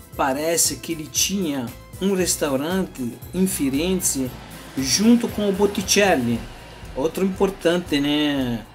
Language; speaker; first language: Portuguese; non-native, fluent; Italian